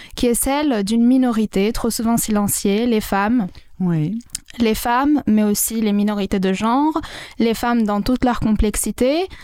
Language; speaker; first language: French; non-native, local second language; Arabic